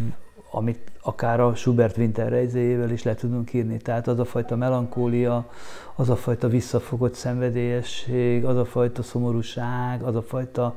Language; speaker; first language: Hungarian; native; Hungarian